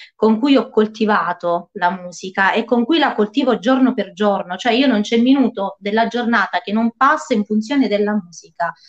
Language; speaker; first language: Italian; native; Italian